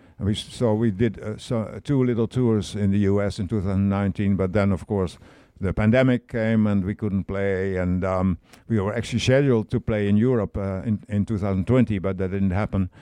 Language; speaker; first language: English; non-native, fluent; Dutch